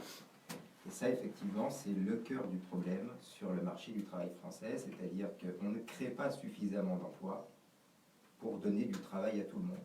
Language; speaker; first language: French; native; French